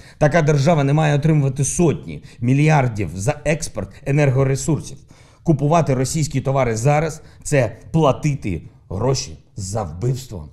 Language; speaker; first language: Ukrainian; non-native, local second language; Russian